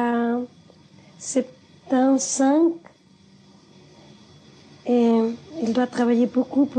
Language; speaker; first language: French; non-native, learner; Spanish